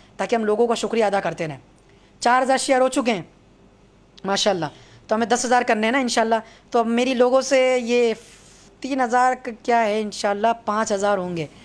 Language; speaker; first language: Urdu; native; Urdu